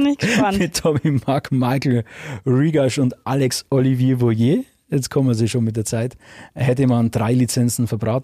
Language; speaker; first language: German; native; German